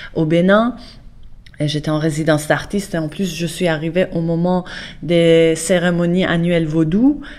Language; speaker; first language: French; non-native, fluent; Persian